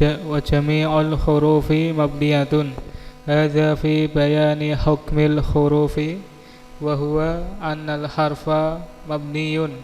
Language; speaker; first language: Arabic; non-native, learner; Indonesian